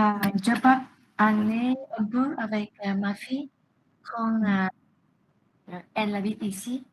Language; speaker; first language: French; non-native, learner; Vietnamese